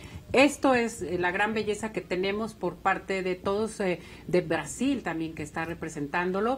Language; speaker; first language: Spanish; native; Spanish